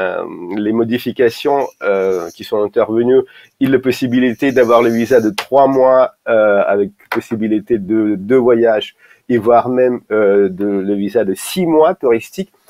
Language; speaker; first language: French; non-native, fluent; Russian